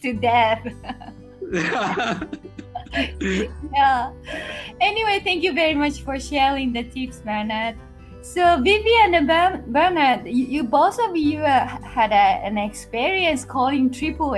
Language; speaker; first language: English; non-native, fluent; Japanese